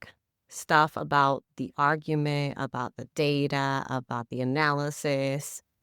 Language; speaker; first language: English; native; English